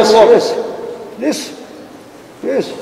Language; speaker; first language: English; non-native, learner; Japanese